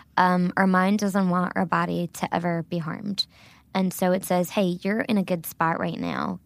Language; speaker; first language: English; early bilingual, other home language; Gujarati